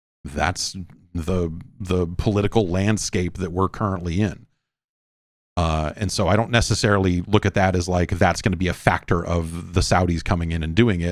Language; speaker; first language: English; native; English